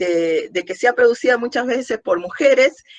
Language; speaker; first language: Spanish; native; Spanish